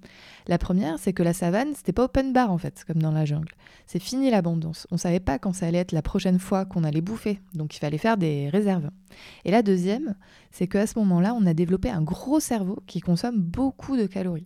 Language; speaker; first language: French; native; French